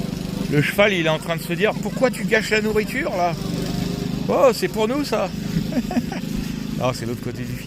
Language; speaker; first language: French; native; French